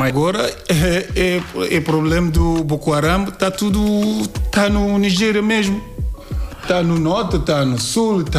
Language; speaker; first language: Portuguese; non-native, learner; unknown